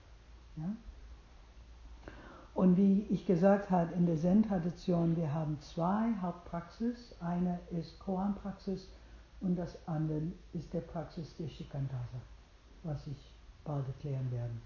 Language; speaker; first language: German; non-native, fluent; English